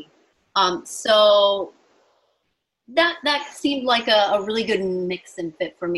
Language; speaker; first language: English; native; English